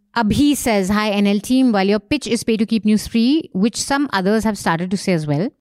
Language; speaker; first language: English; non-native, local second language; Hindi